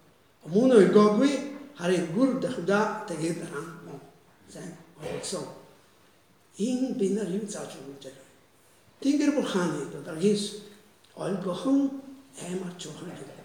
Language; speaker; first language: Mongolian; non-native, fluent; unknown